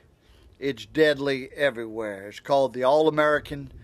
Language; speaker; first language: English; native; English